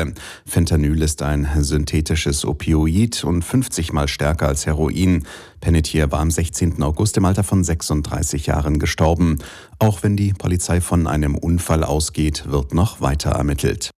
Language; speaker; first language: German; native; German